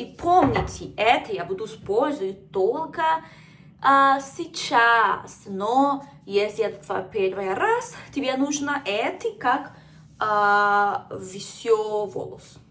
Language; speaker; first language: Russian; non-native, learner; Spanish